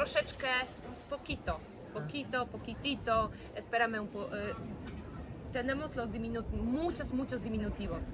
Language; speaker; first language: Spanish; non-native, fluent; Polish